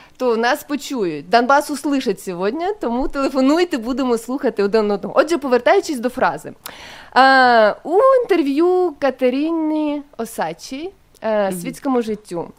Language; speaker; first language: Ukrainian; non-native, local second language; Russian